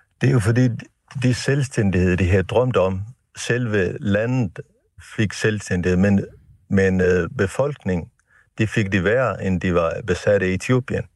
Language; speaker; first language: Danish; non-native, fluent; Tigrinya